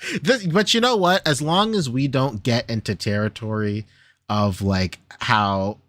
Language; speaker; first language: English; native; English